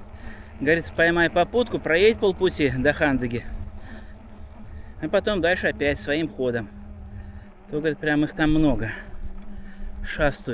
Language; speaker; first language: Russian; native; Russian